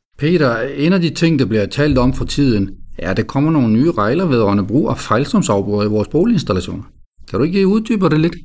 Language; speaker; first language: Danish; non-native, local second language; Faroese